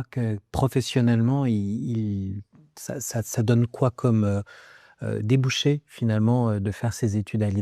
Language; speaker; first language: French; native; French